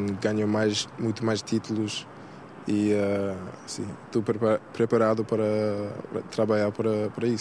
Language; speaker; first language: Portuguese; non-native, fluent; English